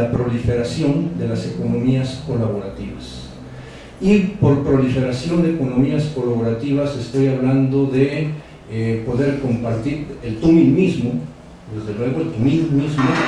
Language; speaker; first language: Spanish; native; Spanish